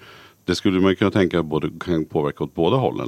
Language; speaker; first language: Swedish; native; Swedish